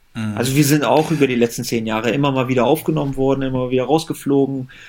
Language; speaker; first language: German; early bilingual, other home language; Persian